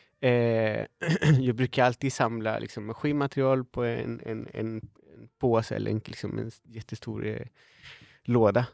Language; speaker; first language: Swedish; non-native, fluent; Spanish